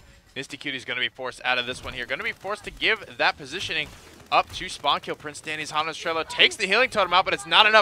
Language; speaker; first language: English; native; English